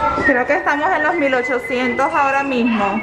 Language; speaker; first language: Spanish; native; Spanish